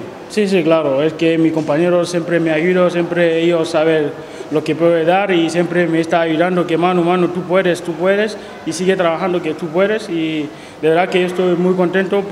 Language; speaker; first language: Spanish; non-native, fluent; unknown